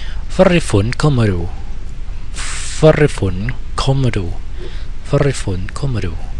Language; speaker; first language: Swedish; non-native, learner; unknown